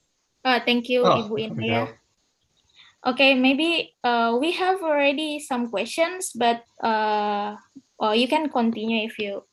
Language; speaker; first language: English; non-native, fluent; Indonesian